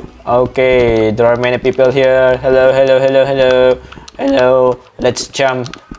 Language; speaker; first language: English; non-native, learner; Indonesian